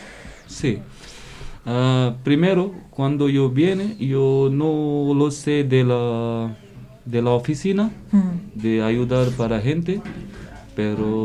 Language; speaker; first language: Spanish; non-native, learner; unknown